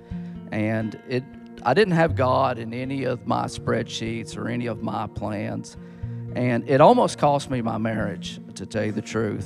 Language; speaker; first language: English; native; English